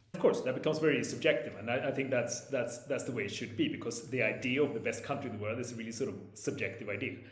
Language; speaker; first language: English; non-native, fluent; Swedish